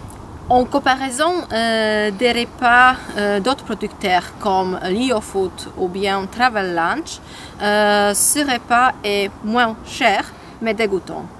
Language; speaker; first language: French; non-native, learner; Polish